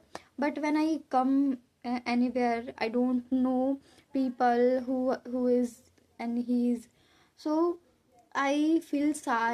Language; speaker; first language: English; non-native, learner; Hindi